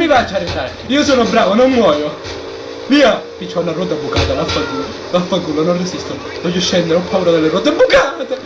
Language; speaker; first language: Italian; native; Italian